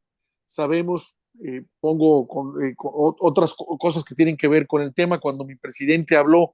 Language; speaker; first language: Spanish; native; Spanish